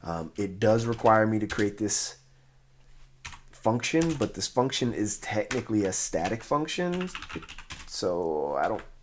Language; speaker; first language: English; native; English